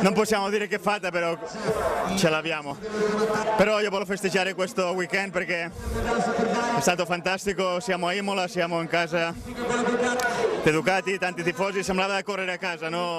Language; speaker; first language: Italian; non-native, fluent; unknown